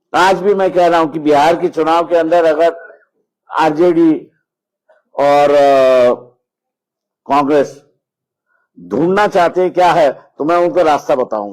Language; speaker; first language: Hindi; non-native, local second language; Marathi